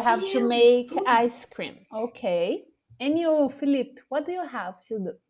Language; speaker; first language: English; non-native, fluent; Portuguese